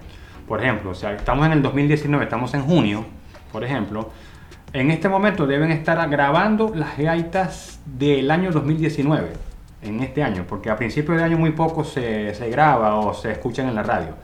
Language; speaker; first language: Spanish; native; Spanish